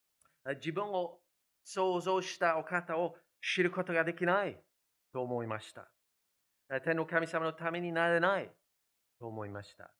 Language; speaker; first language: Japanese; non-native, fluent; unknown